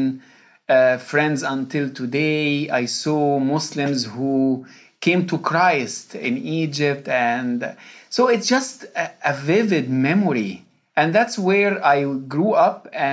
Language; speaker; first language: English; non-native, fluent; Arabic